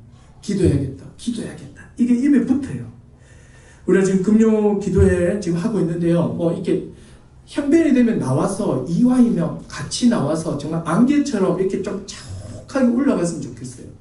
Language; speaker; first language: Korean; native; Korean